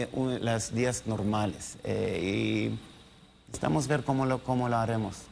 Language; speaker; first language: Spanish; non-native, learner; Hebrew